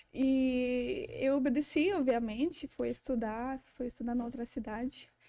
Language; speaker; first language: Portuguese; non-native, fluent; Ukrainian